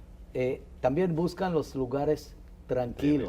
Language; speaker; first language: Spanish; non-native, fluent; Hebrew